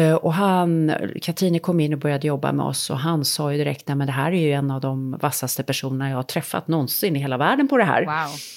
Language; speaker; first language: Swedish; native; Swedish